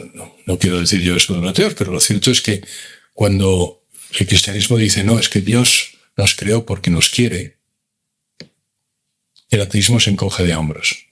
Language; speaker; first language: Spanish; native; Spanish